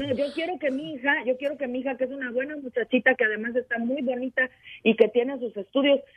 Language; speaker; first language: Spanish; native; Spanish